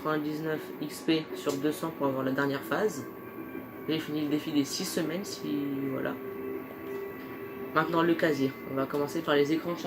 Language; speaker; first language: French; native; French